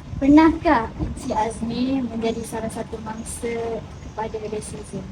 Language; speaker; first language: Malay; native; Malay